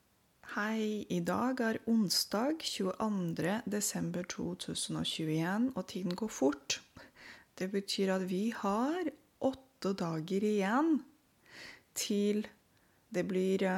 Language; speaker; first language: Norwegian; non-native, fluent; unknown